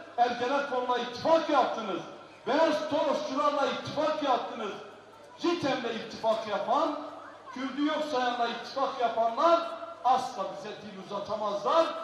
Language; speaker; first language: Turkish; non-native, local second language; Kurdish